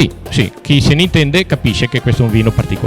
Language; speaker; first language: Italian; native; Italian